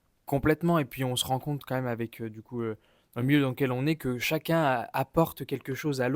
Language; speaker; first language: French; native; French